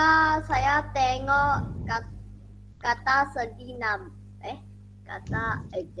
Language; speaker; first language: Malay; non-native, learner; Chinese